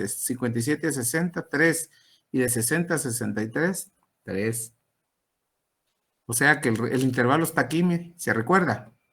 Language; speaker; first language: Spanish; native; Spanish